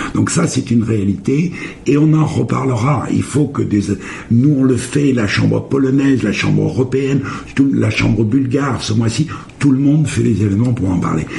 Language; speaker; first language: French; native; French